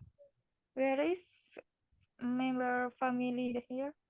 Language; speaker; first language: English; non-native, learner; Indonesian